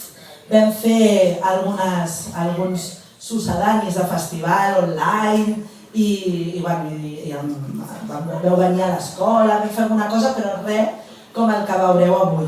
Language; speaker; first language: Catalan; native; Catalan